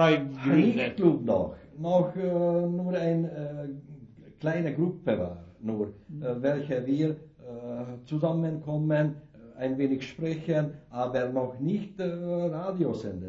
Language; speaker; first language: German; non-native, learner; Hungarian